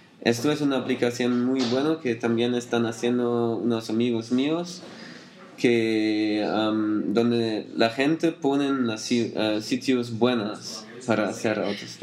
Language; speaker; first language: Spanish; non-native, learner; German